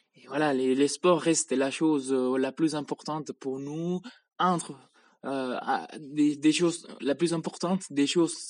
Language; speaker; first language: French; non-native, fluent; Spanish